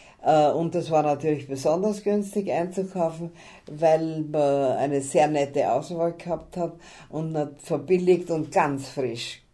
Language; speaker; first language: German; native; German